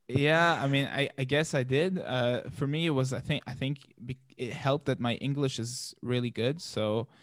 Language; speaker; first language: English; non-native, fluent; Arabic